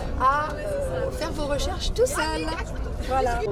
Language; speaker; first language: French; native; French